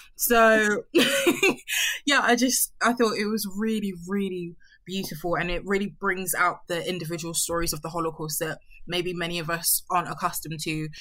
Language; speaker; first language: English; early bilingual, other home language; Yoruba